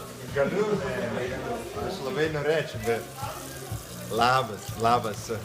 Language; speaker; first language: Lithuanian; non-native, learner; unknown